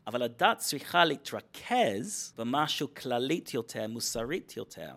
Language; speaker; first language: Hebrew; non-native, fluent; English